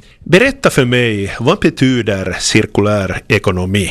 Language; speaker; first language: Swedish; non-native, fluent; Finnish